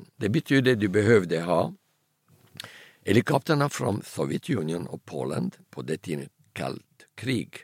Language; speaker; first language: Swedish; early bilingual, heritage; Italian